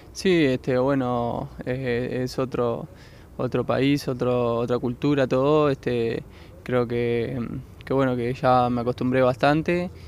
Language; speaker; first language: Spanish; native; Spanish